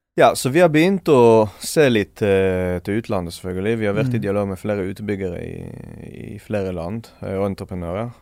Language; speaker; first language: Norwegian; non-native, fluent; Hebrew